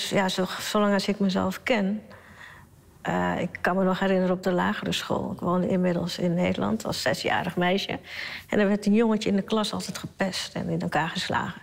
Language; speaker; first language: Dutch; early bilingual, other home language; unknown